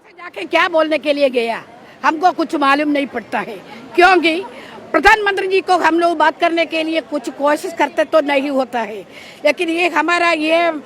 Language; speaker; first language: Hindi; non-native, local second language; Malayalam